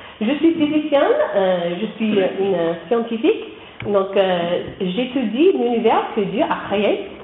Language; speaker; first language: French; non-native, learner; English